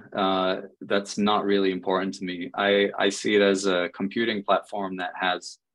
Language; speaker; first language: English; native; English